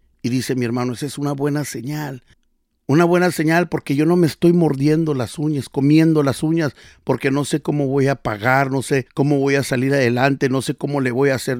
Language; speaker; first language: Spanish; early bilingual, heritage; Spanish